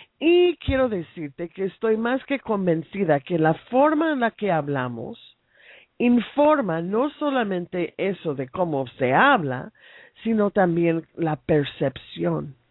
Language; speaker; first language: Spanish; non-native, fluent; English